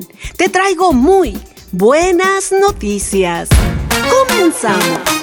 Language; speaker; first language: Spanish; native; Spanish